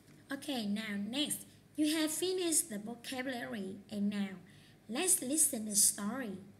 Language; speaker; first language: English; non-native, learner; Vietnamese